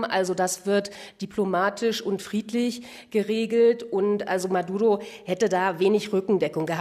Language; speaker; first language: German; native; German